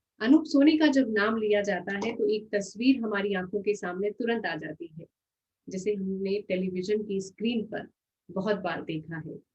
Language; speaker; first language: Hindi; native; Hindi